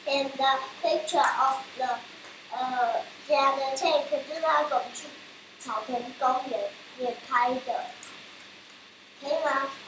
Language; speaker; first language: English; non-native, learner; Chinese